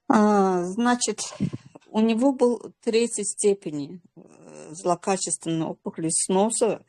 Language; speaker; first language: Russian; non-native, local second language; Azerbaijani